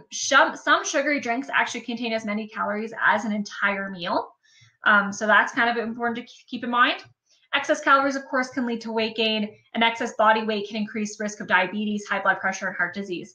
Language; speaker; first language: English; native; English